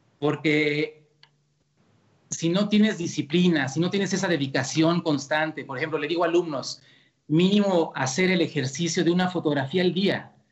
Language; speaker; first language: Spanish; native; Spanish